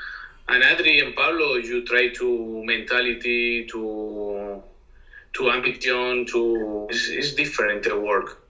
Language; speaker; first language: English; non-native, learner; Spanish